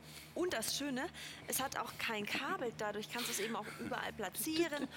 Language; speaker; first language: German; native; German